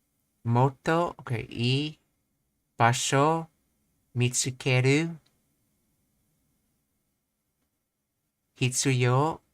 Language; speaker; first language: Japanese; non-native, learner; English